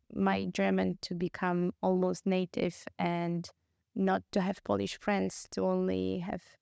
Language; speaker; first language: English; non-native, fluent; Polish